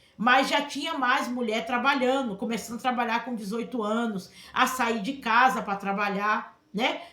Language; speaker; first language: Portuguese; native; Portuguese